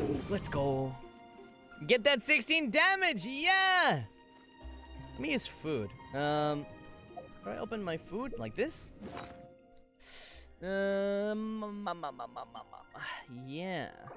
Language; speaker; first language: English; native; English